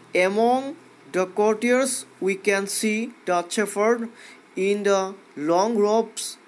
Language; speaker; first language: English; non-native, local second language; Assamese